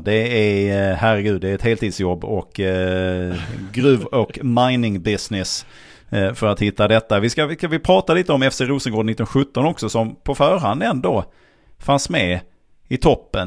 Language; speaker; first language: Swedish; native; Swedish